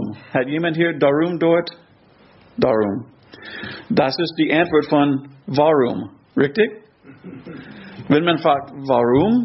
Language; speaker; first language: German; non-native, fluent; English